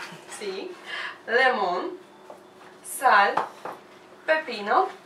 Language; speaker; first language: Spanish; non-native, learner; Russian